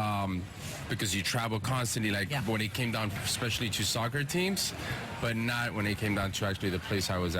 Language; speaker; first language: English; early bilingual, other home language; Spanish